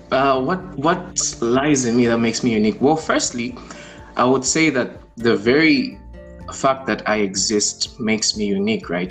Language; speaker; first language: English; non-native, local second language; Bemba